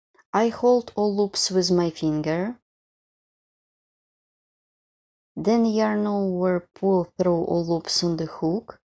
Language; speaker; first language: English; non-native, fluent; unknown